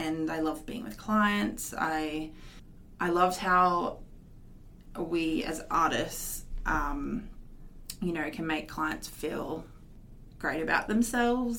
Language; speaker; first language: English; native; English